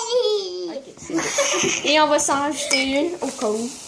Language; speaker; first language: French; native; French